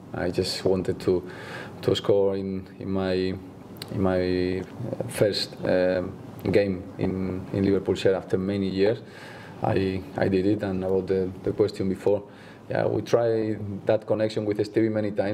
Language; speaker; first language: English; non-native, fluent; Spanish